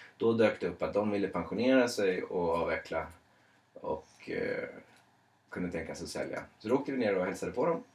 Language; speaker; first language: Swedish; native; Swedish